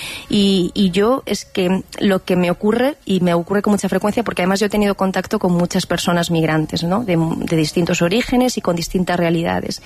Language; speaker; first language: Spanish; native; Spanish